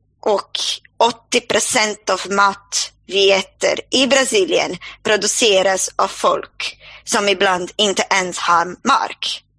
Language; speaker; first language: Swedish; non-native, fluent; Portuguese